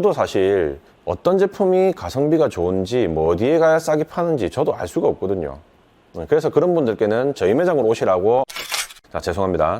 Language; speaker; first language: Korean; native; Korean